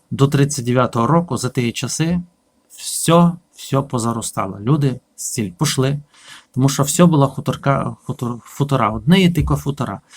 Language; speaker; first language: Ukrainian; native; Ukrainian